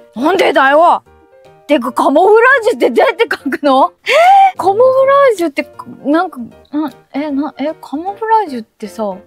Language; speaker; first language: Japanese; native; Japanese